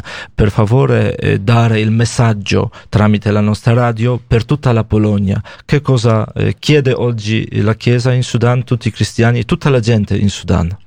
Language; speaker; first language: Italian; non-native, fluent; Polish